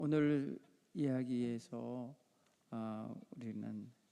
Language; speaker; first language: Korean; native; Korean